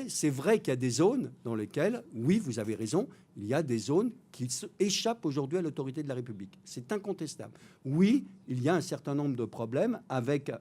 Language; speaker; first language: French; native; French